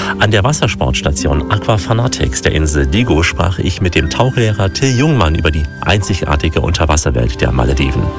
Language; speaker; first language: German; native; German